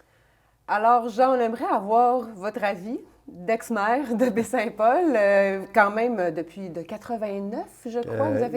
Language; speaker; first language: French; native; French